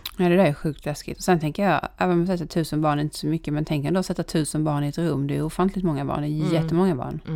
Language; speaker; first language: Swedish; native; Swedish